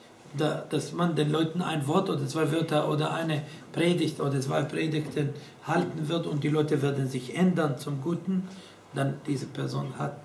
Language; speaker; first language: German; non-native, fluent; Arabic